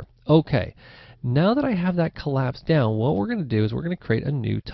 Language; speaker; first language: English; native; English